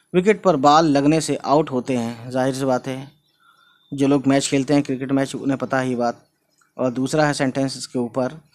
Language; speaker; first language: Hindi; native; Hindi